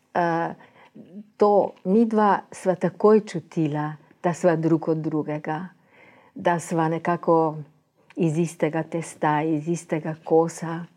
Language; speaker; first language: Slovenian; native; Slovenian